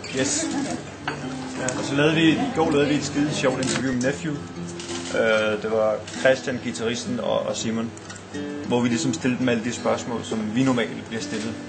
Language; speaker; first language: Danish; early bilingual, other home language; Arabic